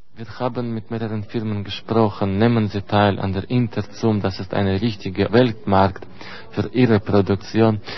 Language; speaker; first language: German; non-native, fluent; Russian